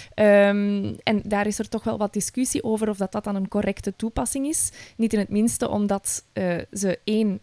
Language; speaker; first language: Dutch; native; Dutch